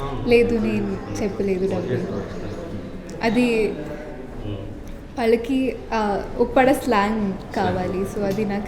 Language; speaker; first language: Telugu; non-native, local second language; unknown